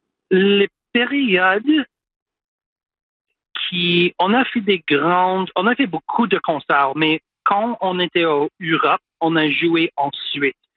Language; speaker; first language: French; non-native, local second language; English